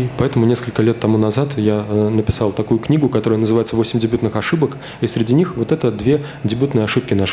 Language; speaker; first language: Russian; native; Russian